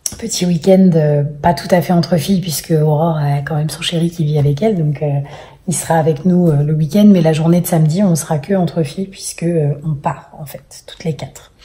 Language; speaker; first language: French; native; French